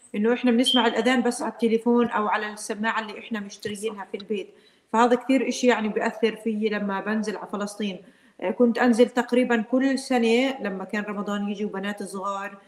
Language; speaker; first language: Arabic; native; Arabic